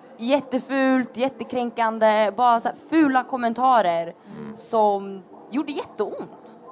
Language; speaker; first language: Swedish; early bilingual, other home language; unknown